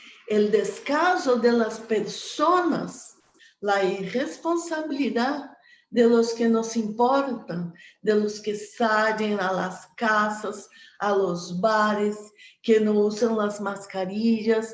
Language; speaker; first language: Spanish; non-native, fluent; Portuguese